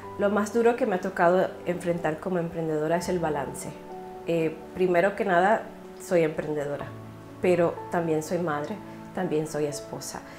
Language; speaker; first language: Spanish; native; Spanish